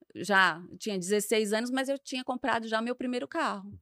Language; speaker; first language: Portuguese; native; Portuguese